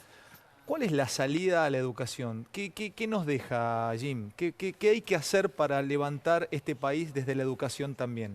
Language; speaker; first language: Spanish; native; Spanish